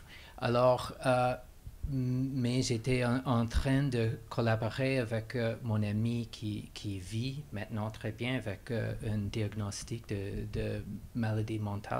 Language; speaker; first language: French; non-native, fluent; English